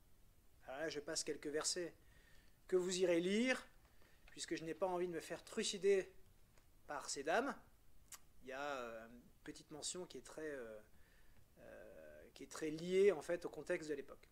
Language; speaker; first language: French; native; French